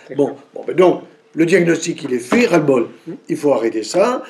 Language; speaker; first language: French; native; French